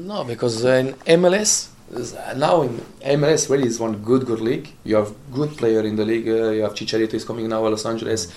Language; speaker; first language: English; non-native, learner; Italian